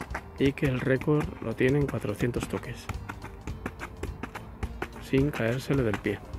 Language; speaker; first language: Spanish; native; Spanish